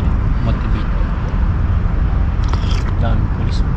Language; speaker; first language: Filipino; native; Filipino